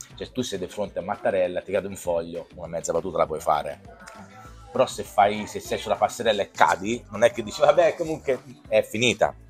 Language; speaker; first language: Italian; native; Italian